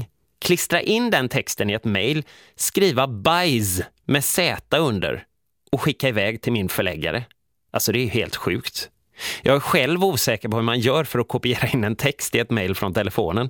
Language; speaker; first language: Swedish; native; Swedish